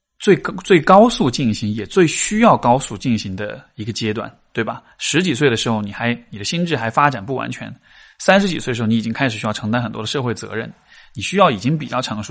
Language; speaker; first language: Chinese; native; Chinese